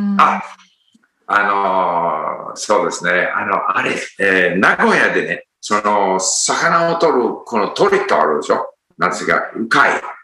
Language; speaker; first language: Japanese; non-native, fluent; English